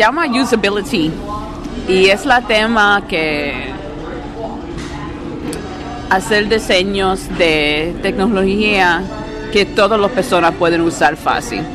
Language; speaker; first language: Spanish; early bilingual, heritage; English